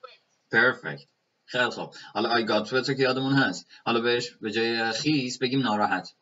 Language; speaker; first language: Persian; native; Persian